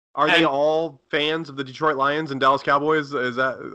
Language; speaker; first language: English; native; English